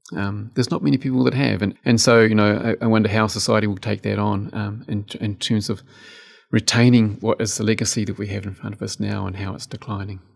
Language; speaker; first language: English; native; English